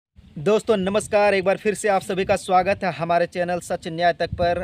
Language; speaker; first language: Hindi; native; Hindi